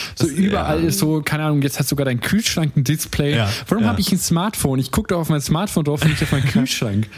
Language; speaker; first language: German; native; German